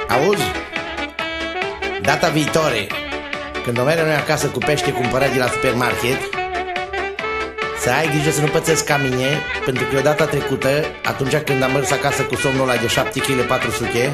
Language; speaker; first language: Romanian; native; Romanian